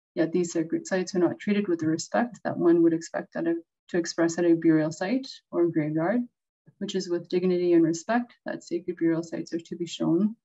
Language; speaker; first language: English; native; English